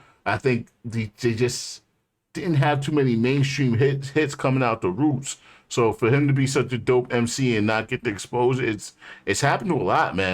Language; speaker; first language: English; native; English